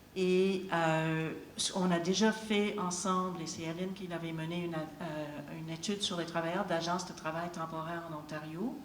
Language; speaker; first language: French; native; French